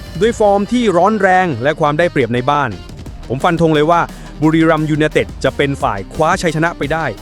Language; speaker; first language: Thai; native; Thai